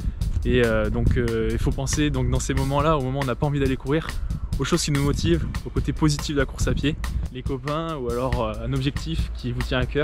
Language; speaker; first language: French; native; French